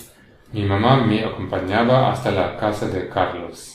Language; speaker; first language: Spanish; non-native, learner; English